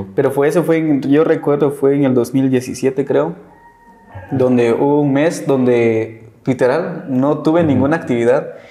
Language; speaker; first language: Spanish; native; Spanish